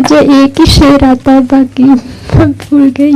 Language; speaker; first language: Hindi; early bilingual, heritage; Urdu